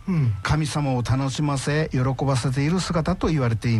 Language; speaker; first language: Japanese; native; Japanese